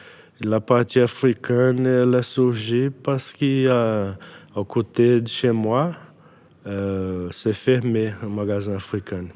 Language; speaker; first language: French; non-native, learner; Portuguese